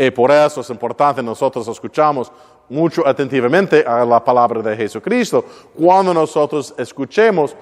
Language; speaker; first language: Spanish; non-native, learner; English